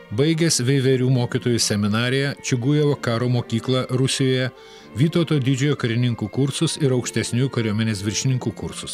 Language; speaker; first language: Lithuanian; native; Lithuanian